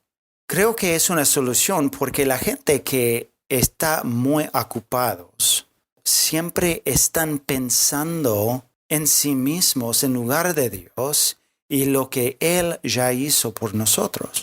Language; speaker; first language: Spanish; non-native, fluent; English